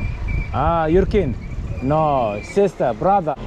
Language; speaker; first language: English; non-native, learner; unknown